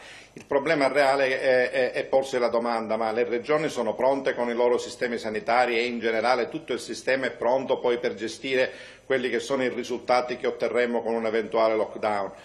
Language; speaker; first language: Italian; native; Italian